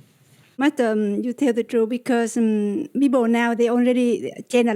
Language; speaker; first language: English; non-native, learner; Vietnamese